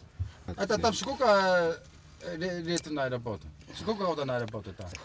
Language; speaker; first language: Russian; non-native, learner; Korean